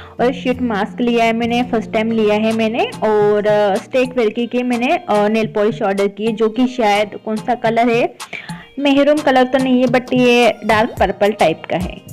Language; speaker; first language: Hindi; native; Hindi